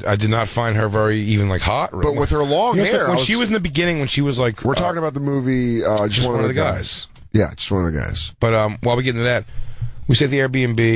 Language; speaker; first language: English; native; English